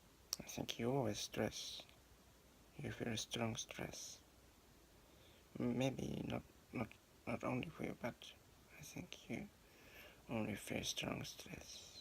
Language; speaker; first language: English; non-native, learner; Japanese